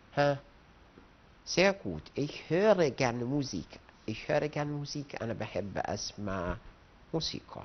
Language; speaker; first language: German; non-native, fluent; Arabic